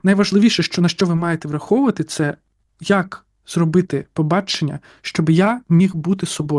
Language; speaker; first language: Ukrainian; native; Ukrainian